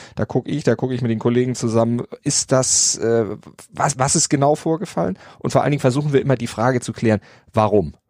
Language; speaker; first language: German; native; German